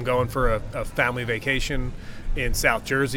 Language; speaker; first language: English; native; English